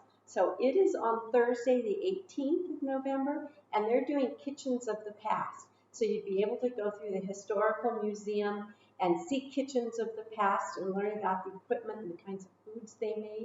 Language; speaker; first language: English; native; English